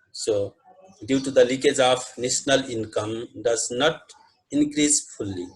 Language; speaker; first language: English; non-native, local second language; Nepali